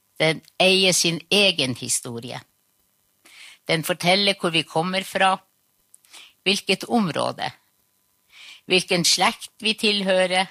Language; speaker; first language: Norwegian; non-native, local second language; Northern Sami